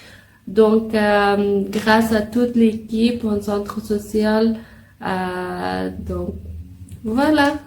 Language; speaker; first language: French; non-native, learner; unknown